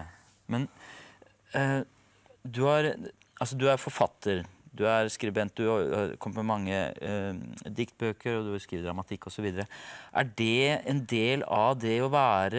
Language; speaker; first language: Norwegian; native; Norwegian